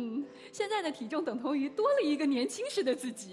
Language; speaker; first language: Chinese; native; Chinese